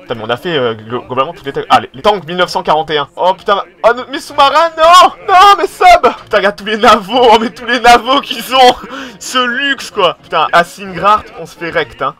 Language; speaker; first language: French; native; French